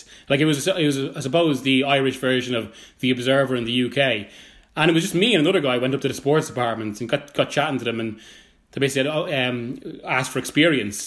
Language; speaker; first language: English; native; English